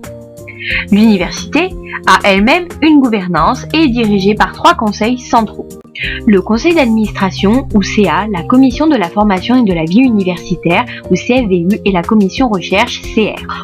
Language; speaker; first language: French; native; French